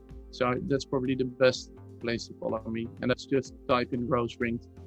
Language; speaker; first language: English; non-native, fluent; Dutch